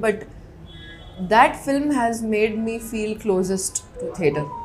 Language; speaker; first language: Telugu; non-native, local second language; Hindi